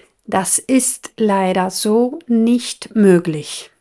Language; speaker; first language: German; non-native, fluent; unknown